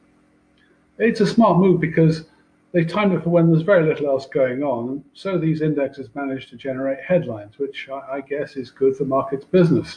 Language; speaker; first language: English; native; English